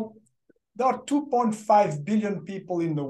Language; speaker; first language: English; non-native, fluent; French